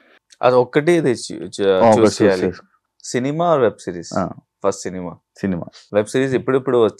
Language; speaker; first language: Telugu; non-native, learner; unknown